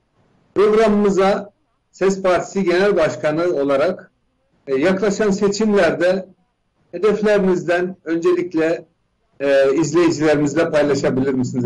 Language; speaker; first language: Turkish; native; Turkish